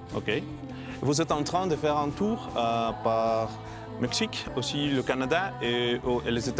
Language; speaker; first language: French; non-native, learner; Spanish